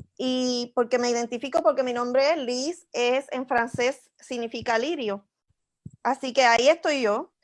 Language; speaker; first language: Spanish; native; Spanish